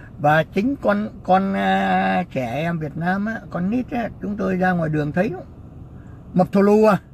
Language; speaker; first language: Vietnamese; native; Vietnamese